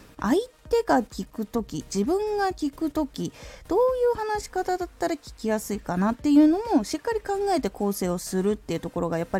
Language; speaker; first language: Japanese; native; Japanese